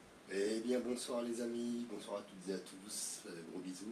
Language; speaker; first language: French; native; French